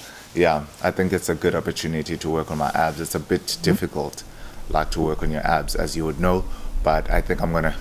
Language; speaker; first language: English; non-native, local second language; Xhosa